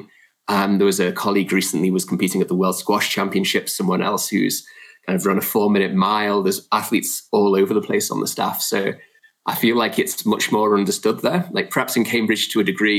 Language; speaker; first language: English; native; English